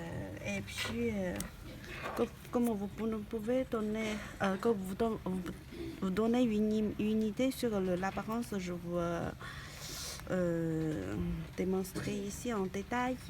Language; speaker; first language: French; non-native, learner; Chinese